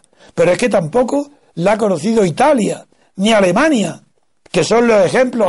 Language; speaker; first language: Spanish; native; Spanish